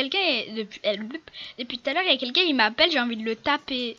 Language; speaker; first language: French; native; French